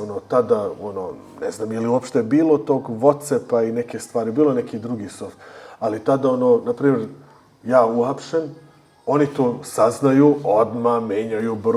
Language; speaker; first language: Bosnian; early bilingual, heritage; Bosnian